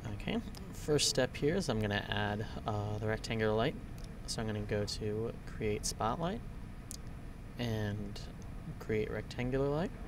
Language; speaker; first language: English; native; English